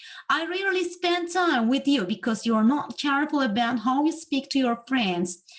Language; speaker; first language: English; non-native, fluent; Turkish